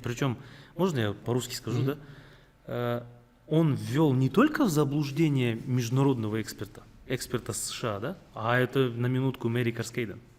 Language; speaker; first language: Russian; non-native, local second language; Kazakh